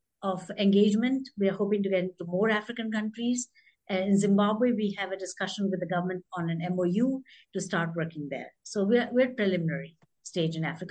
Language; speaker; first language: English; non-native, local second language; Hindi